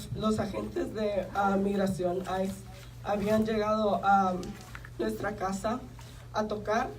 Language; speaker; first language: Spanish; early bilingual, heritage; Spanish